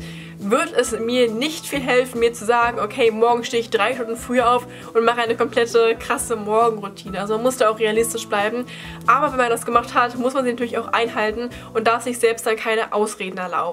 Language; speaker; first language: German; native; German